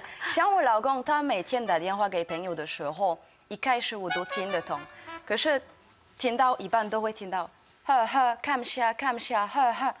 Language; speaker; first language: Chinese; non-native, fluent; French